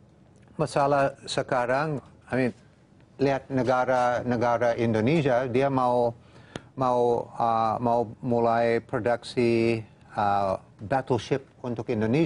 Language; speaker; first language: Indonesian; non-native, fluent; English